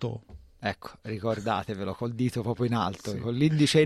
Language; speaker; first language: Italian; native; Italian